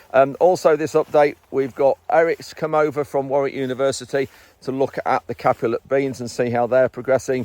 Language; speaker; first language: English; native; English